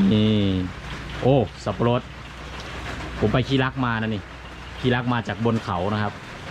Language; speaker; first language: Thai; native; Thai